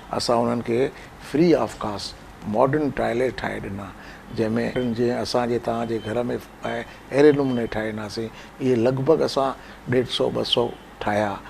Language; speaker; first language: Sindhi; native; Sindhi